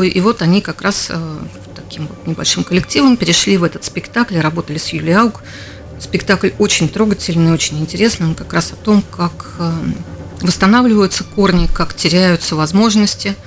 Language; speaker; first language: Russian; native; Russian